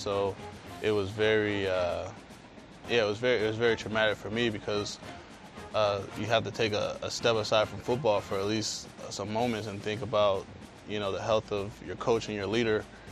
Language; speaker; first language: English; native; English